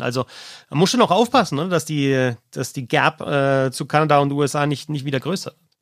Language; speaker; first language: German; native; German